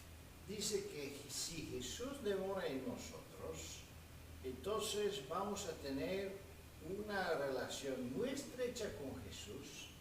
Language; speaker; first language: Spanish; non-native, fluent; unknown